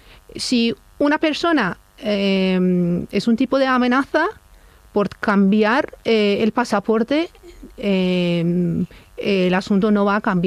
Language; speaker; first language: Spanish; non-native, fluent; Persian